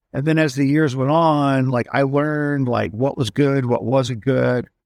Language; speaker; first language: English; native; English